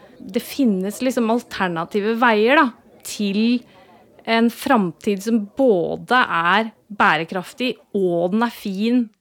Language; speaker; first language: Norwegian; native; Norwegian